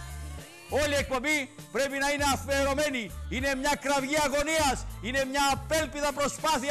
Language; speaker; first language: Greek; native; Greek